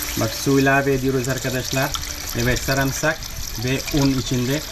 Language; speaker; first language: Turkish; non-native, learner; English